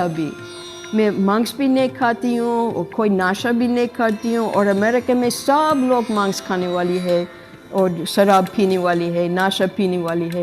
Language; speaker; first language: Hindi; non-native, learner; English